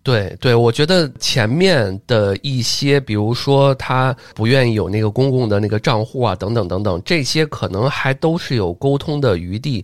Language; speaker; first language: Chinese; native; Chinese